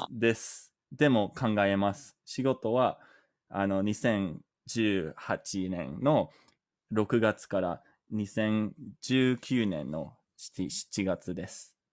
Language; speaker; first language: Japanese; non-native, learner; English